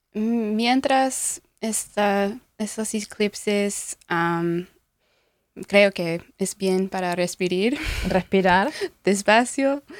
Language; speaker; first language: Spanish; non-native, learner; English